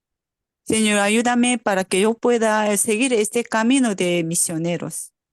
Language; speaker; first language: Spanish; non-native, fluent; Korean